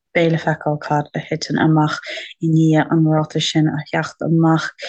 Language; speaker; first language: Irish; native; Irish